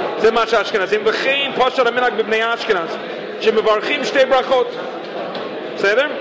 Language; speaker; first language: Hebrew; non-native, fluent; English